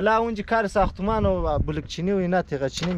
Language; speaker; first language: Persian; native; Persian